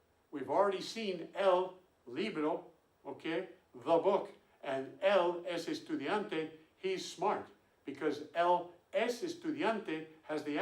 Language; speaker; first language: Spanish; non-native, fluent; English